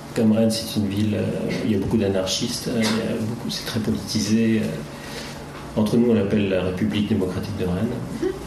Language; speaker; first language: French; native; French